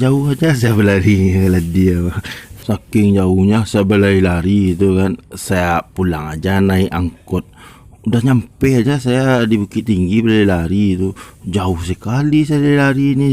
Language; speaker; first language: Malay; non-native, local second language; Minangkabau